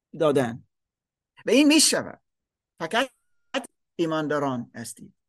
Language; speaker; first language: Persian; non-native, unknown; German